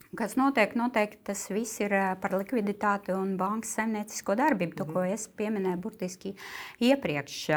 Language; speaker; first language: Latvian; non-native, local second language; Russian